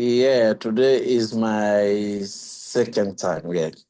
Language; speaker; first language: English; non-native, learner; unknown